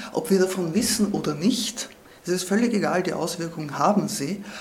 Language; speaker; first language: German; native; German